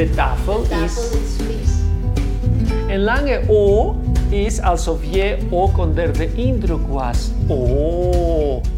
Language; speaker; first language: Dutch; non-native, fluent; Spanish